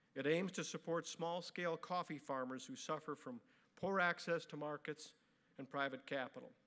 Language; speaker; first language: English; native; English